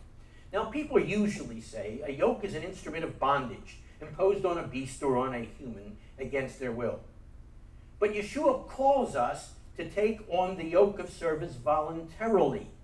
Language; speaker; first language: English; native; English